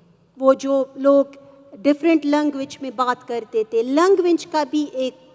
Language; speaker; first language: Hindi; non-native, fluent; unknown